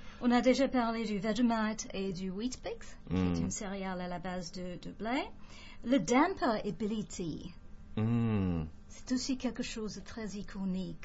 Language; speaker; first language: French; non-native, fluent; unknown